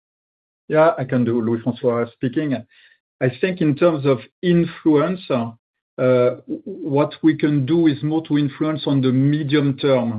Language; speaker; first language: English; non-native, fluent; French